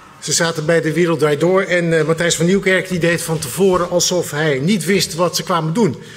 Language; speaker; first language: Dutch; native; Dutch